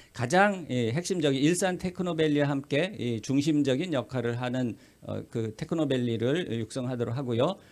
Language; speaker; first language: Korean; native; Korean